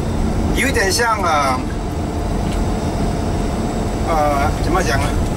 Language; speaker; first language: Chinese; native; Chinese